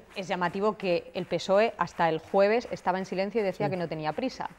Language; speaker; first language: Spanish; native; Spanish